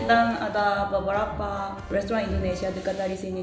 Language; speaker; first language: Indonesian; non-native, fluent; Korean